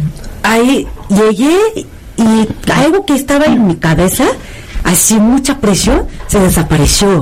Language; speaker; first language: Spanish; non-native, fluent; Korean